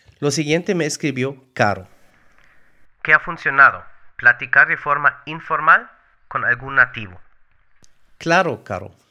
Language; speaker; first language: Spanish; non-native, fluent; German